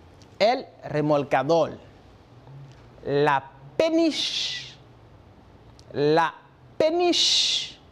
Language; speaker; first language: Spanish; non-native, fluent; French